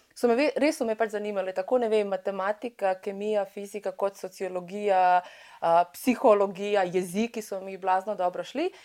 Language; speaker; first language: Slovenian; early bilingual, other home language; Serbian